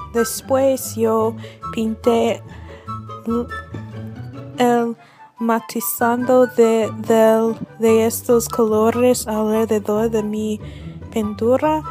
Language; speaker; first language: Spanish; non-native, learner; English